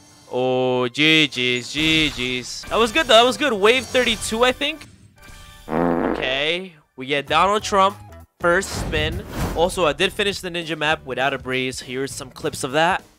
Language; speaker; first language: English; early bilingual, other home language; Spanish